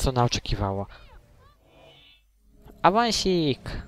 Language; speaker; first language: Polish; native; Polish